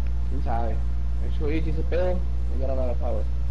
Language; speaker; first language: Spanish; early bilingual, heritage; Spanish